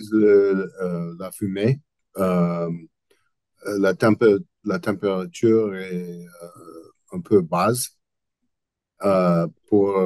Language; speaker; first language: French; non-native, learner; English